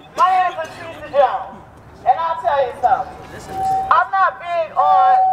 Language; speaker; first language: English; native; English